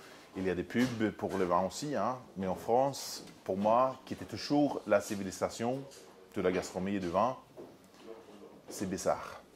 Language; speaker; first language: French; non-native, fluent; Swedish